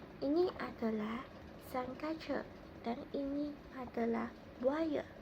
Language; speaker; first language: Malay; non-native, local second language; Chinese